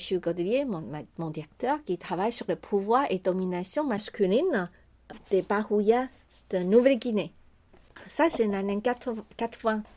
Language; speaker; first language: French; non-native, fluent; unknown